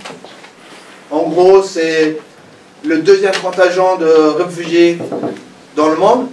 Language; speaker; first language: French; non-native, fluent; Persian